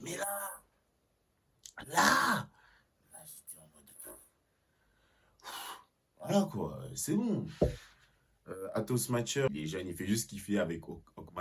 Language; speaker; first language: French; native; French